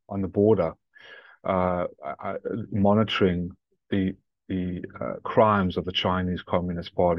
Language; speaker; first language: English; native; English